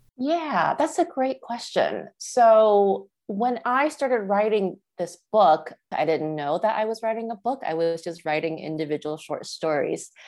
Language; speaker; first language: English; early bilingual, other home language; Chinese